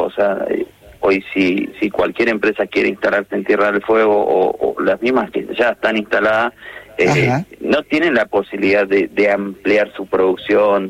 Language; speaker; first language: Spanish; native; Spanish